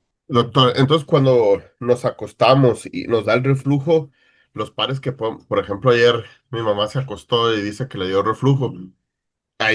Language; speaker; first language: Spanish; native; Spanish